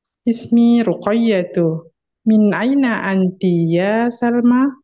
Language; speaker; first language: Arabic; non-native, learner; Indonesian